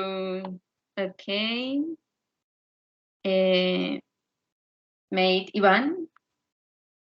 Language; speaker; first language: English; non-native, learner; Spanish